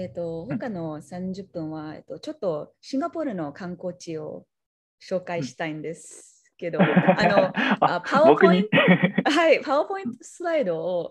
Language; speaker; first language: Japanese; non-native, learner; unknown